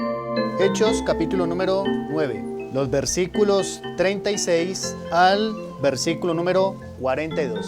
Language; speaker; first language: Spanish; native; Spanish